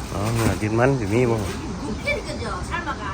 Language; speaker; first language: Korean; non-native, learner; Thai